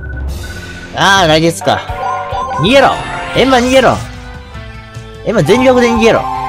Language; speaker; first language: Japanese; native; Japanese